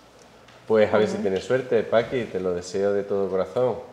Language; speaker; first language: Spanish; native; Spanish